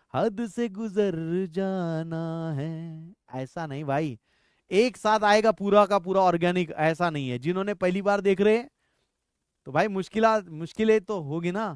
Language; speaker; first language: Hindi; non-native, local second language; Marathi